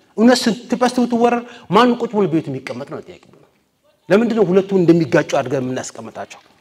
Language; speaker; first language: Amharic; non-native, local second language; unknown